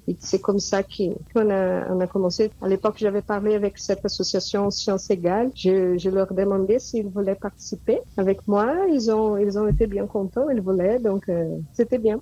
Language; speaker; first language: French; non-native, fluent; Portuguese